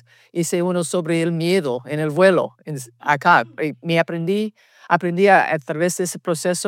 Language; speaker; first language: Spanish; early bilingual, heritage; Spanish